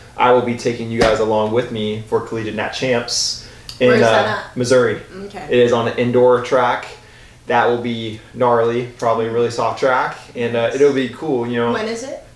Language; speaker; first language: English; native; English